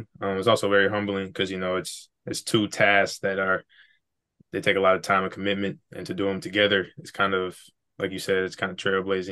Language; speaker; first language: English; native; English